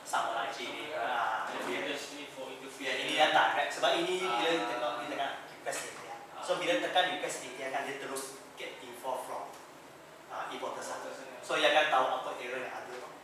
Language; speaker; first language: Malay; non-native, local second language; Chinese